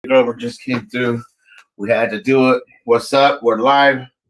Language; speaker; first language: English; native; English